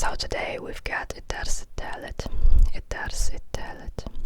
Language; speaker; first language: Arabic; non-native, learner; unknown